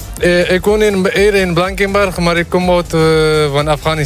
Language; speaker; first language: Dutch; non-native, learner; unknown